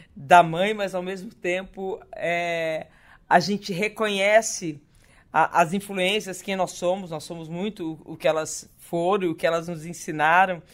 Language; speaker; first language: Portuguese; native; Portuguese